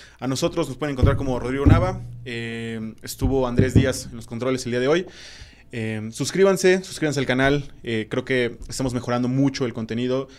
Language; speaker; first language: Spanish; native; Spanish